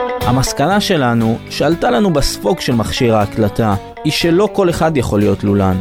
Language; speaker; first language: Hebrew; native; Hebrew